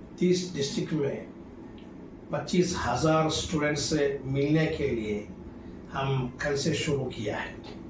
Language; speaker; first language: Urdu; native; Urdu